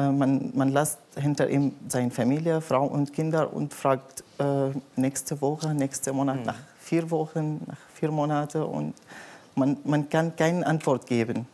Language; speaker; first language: German; non-native, learner; Arabic